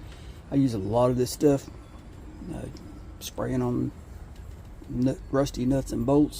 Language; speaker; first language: English; native; English